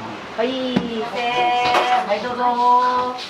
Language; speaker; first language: Japanese; native; Japanese